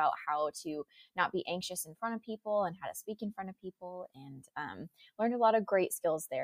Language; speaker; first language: English; native; English